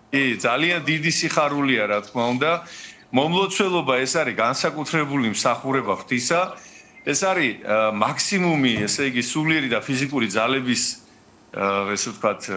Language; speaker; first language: Georgian; native; Georgian